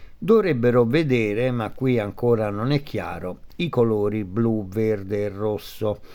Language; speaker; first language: Italian; native; Italian